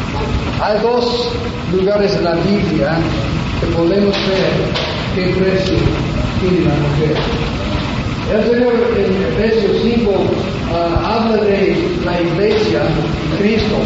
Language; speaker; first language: Spanish; non-native, fluent; English